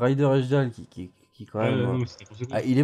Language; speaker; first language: French; native; French